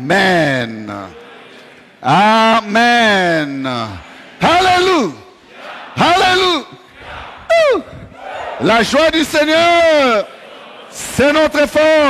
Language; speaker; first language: French; non-native, local second language; Swahili